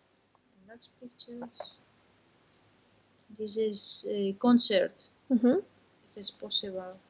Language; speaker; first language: English; non-native, learner; Spanish